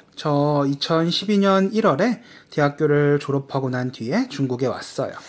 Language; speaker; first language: Korean; native; Korean